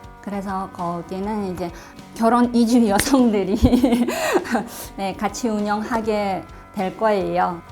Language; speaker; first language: Korean; non-native, fluent; Russian